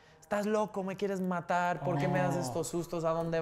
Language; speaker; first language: Spanish; native; Spanish